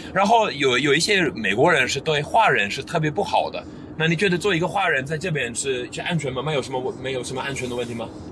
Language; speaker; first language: Chinese; non-native, fluent; English